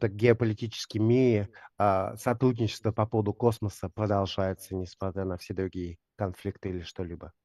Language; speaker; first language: Russian; native; Russian